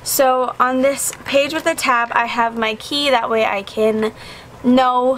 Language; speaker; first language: English; native; English